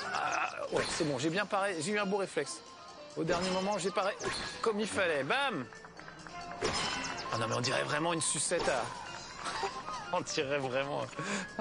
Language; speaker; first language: French; native; French